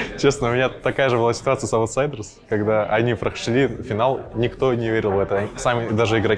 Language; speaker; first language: Russian; native; Russian